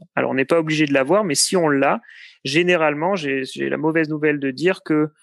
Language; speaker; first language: French; native; French